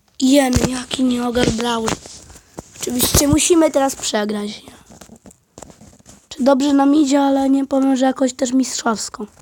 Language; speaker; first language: Polish; native; Polish